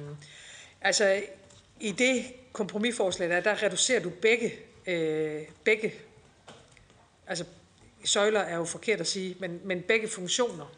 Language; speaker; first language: Danish; native; Danish